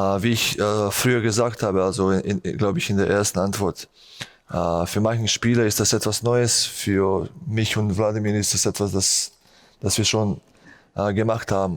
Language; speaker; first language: German; non-native, fluent; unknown